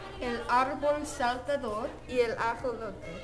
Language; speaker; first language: Spanish; non-native, learner; English